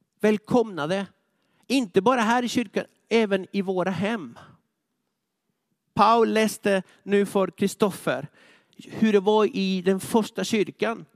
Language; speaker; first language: Swedish; non-native, fluent; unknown